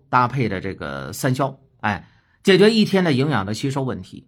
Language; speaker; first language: Chinese; native; Chinese